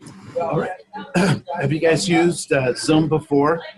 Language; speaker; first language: English; native; English